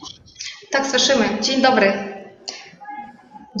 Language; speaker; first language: Polish; non-native, learner; Ukrainian